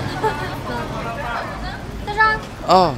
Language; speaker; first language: English; non-native, learner; Arabic